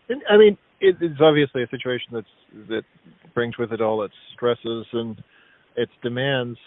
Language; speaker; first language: English; native; English